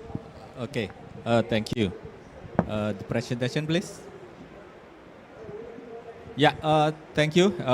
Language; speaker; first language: English; non-native, fluent; Indonesian